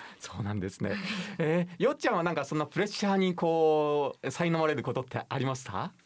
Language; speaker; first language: Japanese; native; Japanese